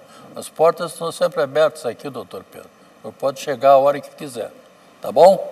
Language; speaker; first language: Portuguese; native; Portuguese